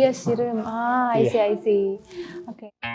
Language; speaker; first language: Indonesian; native; Indonesian